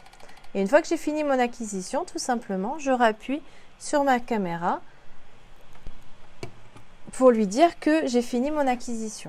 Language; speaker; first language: French; native; French